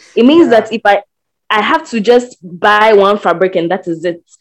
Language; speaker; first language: English; non-native, local second language; Akan